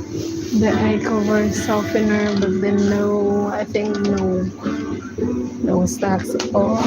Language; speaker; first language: English; non-native, local second language; Filipino